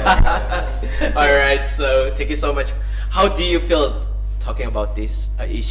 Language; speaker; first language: English; non-native, fluent; Indonesian